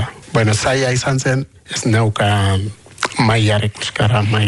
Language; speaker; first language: Basque; non-native, learner; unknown